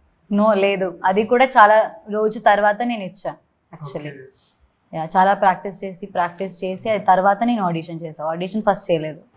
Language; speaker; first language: Telugu; non-native, learner; Malayalam